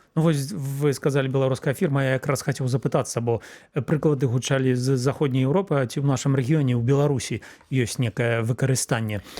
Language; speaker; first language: Belarusian; native; Belarusian